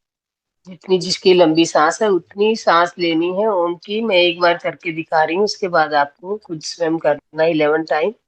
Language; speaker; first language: Hindi; native; Hindi